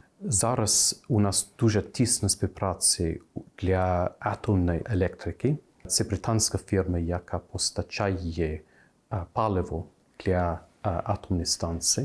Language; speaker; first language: Ukrainian; non-native, fluent; English